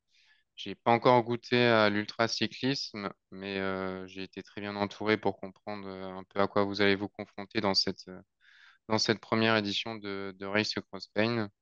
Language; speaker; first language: French; native; French